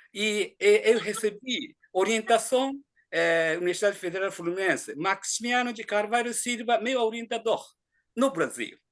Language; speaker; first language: Portuguese; non-native, fluent; Japanese